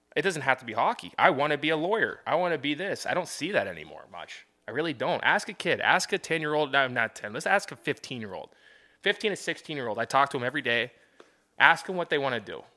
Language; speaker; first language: English; native; English